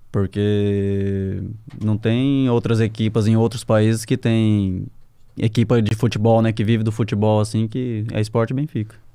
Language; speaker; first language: Portuguese; native; Portuguese